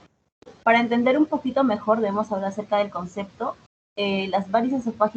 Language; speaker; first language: Spanish; native; Spanish